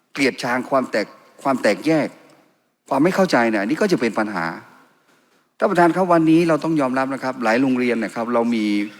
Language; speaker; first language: Thai; non-native, local second language; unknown